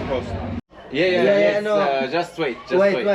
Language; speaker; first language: English; non-native, learner; Arabic